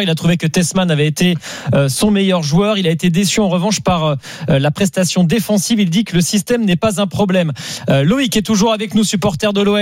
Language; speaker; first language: French; native; French